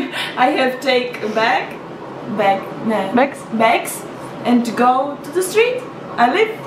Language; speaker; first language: English; non-native, learner; Czech